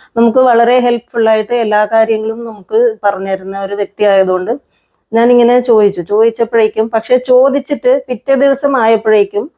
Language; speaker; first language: Malayalam; non-native, local second language; Konkani